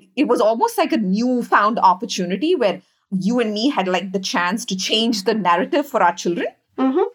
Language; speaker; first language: English; non-native, local second language; Kannada